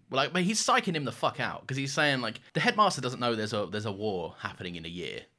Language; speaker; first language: English; native; English